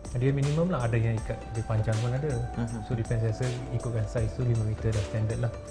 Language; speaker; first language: Malay; non-native, local second language; Punjabi